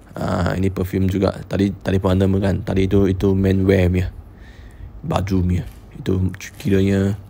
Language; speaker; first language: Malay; non-native, local second language; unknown